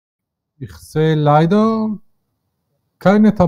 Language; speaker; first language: German; native; German